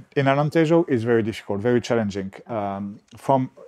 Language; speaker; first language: English; non-native, fluent; French